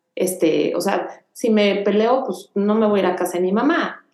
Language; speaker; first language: Spanish; native; Spanish